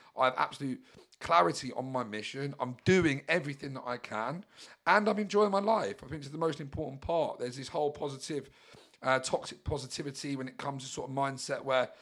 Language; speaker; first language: English; native; English